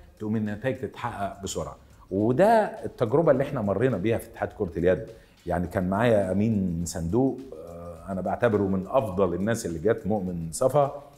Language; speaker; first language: Arabic; native; Arabic